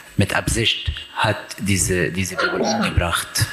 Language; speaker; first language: German; non-native, learner; Arabic